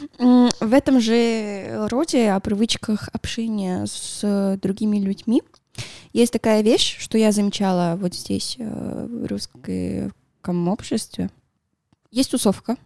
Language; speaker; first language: Russian; non-native, fluent; Spanish